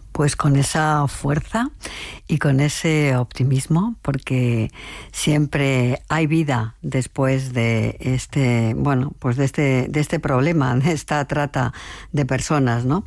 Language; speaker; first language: Spanish; native; Spanish